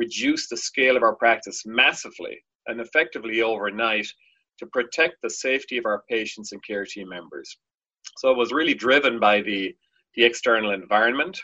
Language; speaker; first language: English; native; English